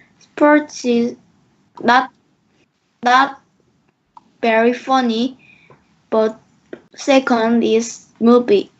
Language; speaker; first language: English; non-native, learner; Korean